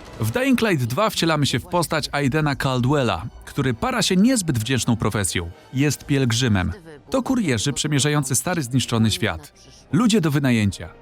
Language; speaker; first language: Polish; native; Polish